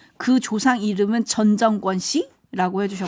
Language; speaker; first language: Korean; native; Korean